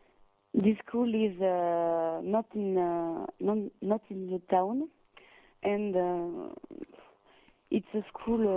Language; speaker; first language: English; non-native, learner; French